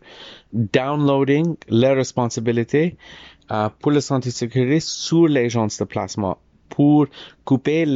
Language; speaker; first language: French; non-native, learner; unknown